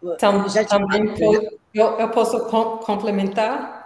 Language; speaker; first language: Portuguese; non-native, learner; English